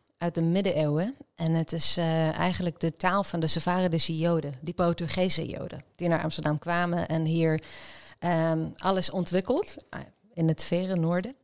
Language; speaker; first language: Dutch; non-native, fluent; Hebrew